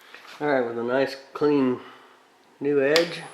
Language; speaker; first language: English; native; English